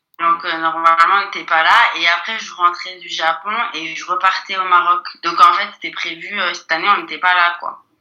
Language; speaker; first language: French; native; French